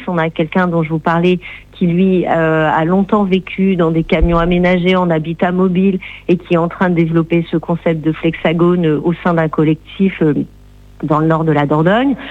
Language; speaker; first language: French; native; French